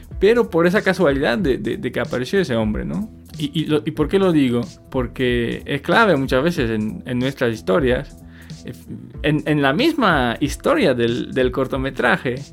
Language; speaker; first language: Spanish; non-native, fluent; Polish